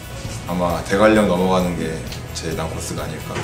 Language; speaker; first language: Korean; native; Korean